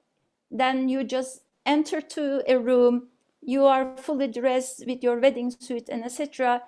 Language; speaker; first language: English; non-native, fluent; Turkish